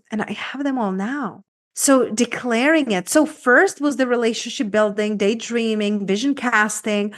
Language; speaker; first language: English; non-native, fluent; Czech